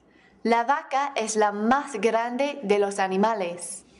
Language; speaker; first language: Spanish; non-native, fluent; English